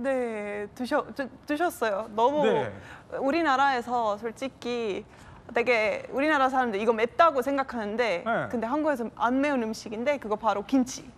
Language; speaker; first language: Korean; non-native, fluent; Estonian